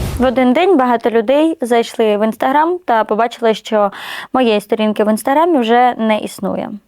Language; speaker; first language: Ukrainian; non-native, local second language; Russian